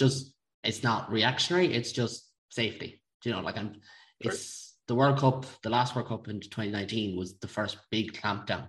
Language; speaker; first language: English; native; English